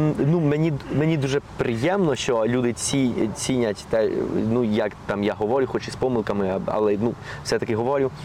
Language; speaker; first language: Ukrainian; non-native, fluent; Spanish